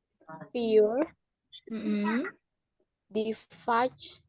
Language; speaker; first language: English; non-native, learner; Indonesian